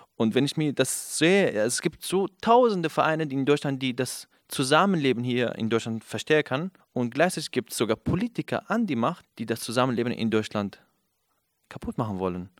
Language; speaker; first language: German; non-native, fluent; Kurdish